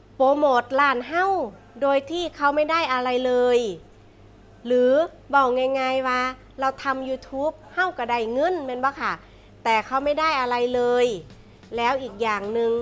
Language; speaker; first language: Thai; non-native, local second language; Northeastern Thai